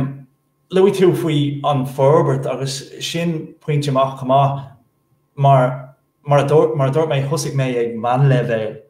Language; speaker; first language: Irish; non-native, local second language; English